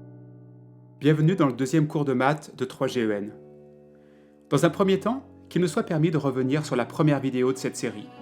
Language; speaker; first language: French; native; French